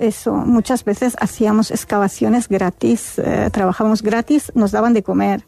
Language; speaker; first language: Spanish; non-native, fluent; Arabic